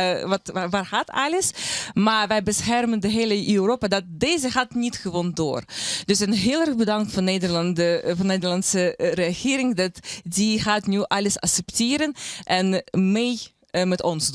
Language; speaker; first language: Dutch; non-native, learner; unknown